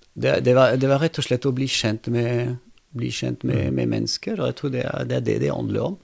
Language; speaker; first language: Norwegian; non-native, fluent; French